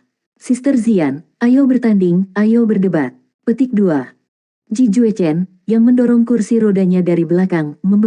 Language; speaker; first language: Indonesian; native; Indonesian